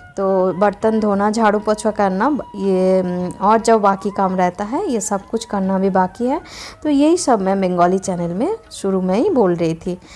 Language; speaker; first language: Hindi; non-native, local second language; Bangla